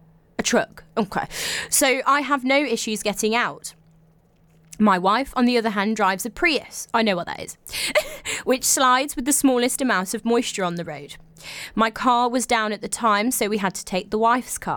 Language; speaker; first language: English; native; English